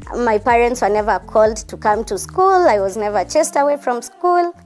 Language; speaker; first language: English; non-native, local second language; Kikuyu